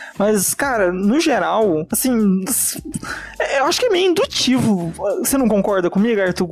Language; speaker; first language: Portuguese; native; Portuguese